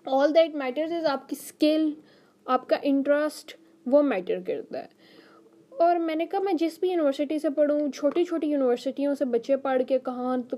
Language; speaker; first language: Urdu; native; Urdu